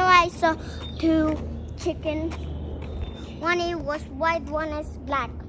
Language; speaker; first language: English; non-native, learner; Persian